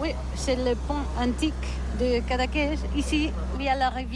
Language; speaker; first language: French; non-native, learner; Catalan